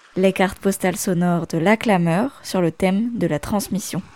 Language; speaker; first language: French; non-native, local second language; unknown